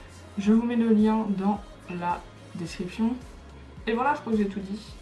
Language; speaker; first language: French; native; French